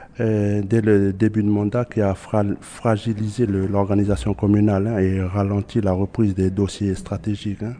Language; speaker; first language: French; native; French